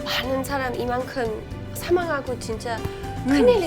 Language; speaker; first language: Korean; non-native, fluent; English